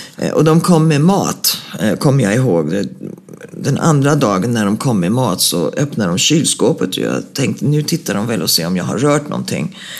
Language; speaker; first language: Swedish; native; Swedish